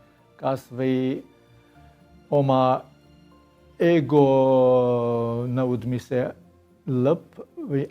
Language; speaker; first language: Estonian; non-native, learner; Armenian